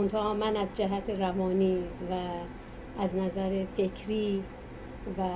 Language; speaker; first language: Persian; native; Persian